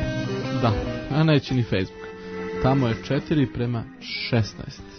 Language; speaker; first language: Croatian; native; Croatian